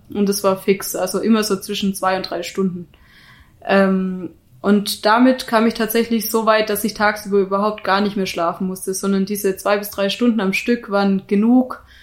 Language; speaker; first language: German; native; German